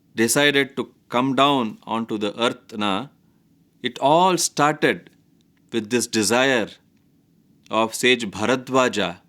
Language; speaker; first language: English; non-native, local second language; Tamil